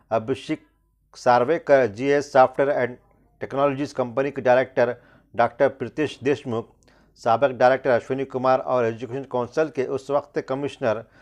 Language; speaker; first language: Urdu; native; Urdu